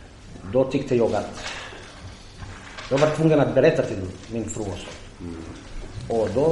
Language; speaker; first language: Swedish; non-native, fluent; Croatian